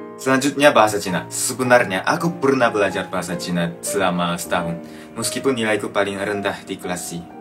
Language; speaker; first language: Indonesian; non-native, fluent; Japanese